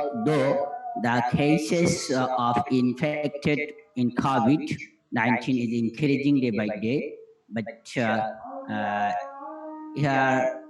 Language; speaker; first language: English; non-native, learner; Bangla